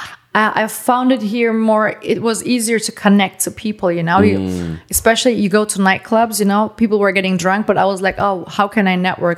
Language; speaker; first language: English; non-native, fluent; German